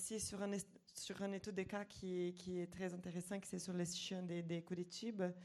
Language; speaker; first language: French; non-native, fluent; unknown